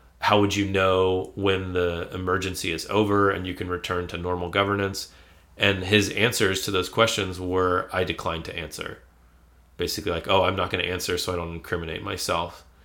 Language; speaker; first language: English; native; English